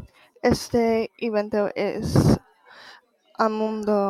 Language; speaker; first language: Spanish; non-native, learner; English